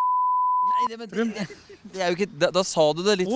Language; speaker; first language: Norwegian; native; Norwegian